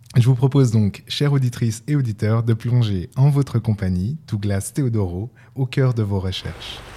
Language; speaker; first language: French; native; French